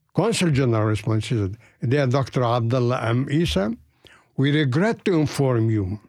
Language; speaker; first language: English; non-native, fluent; Arabic